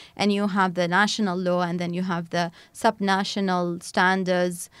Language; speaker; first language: English; non-native, fluent; Arabic